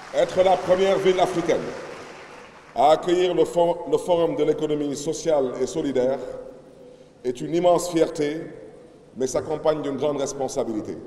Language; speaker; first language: French; non-native, local second language; Wolof